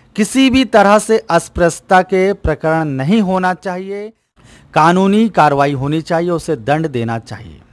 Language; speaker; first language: Hindi; native; Hindi